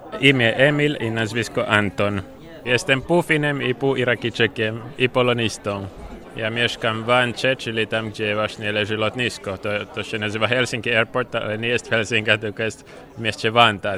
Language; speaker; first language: Polish; non-native, fluent; Finnish